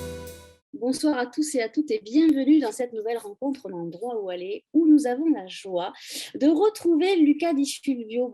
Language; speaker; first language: French; native; French